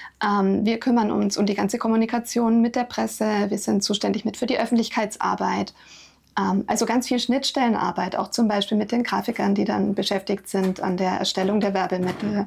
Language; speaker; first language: German; native; German